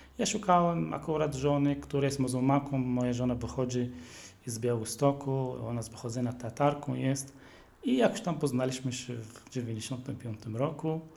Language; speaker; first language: Polish; non-native, fluent; Arabic